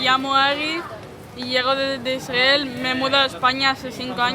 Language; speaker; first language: Spanish; early bilingual, other home language; Hebrew